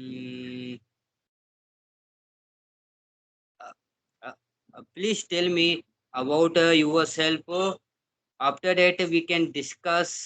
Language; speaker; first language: English; non-native, learner; Hindi